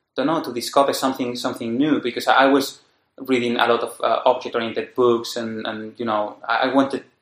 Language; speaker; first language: English; non-native, fluent; Spanish